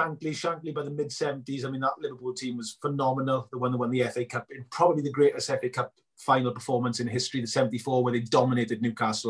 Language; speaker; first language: English; native; English